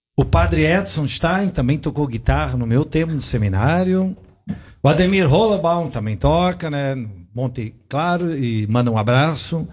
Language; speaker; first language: Portuguese; native; Portuguese